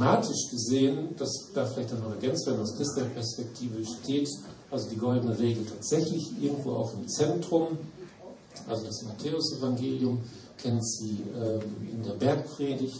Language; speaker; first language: German; native; German